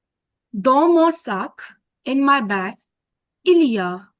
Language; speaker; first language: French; non-native, fluent; Hindi